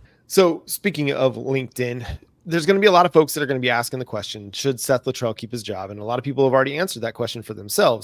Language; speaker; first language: English; native; English